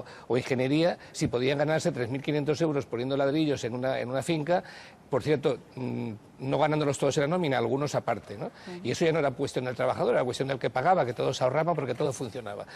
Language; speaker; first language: Spanish; native; Spanish